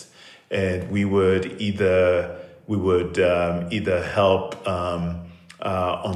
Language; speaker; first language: English; non-native, local second language; Krio